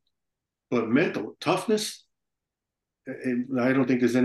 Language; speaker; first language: English; native; English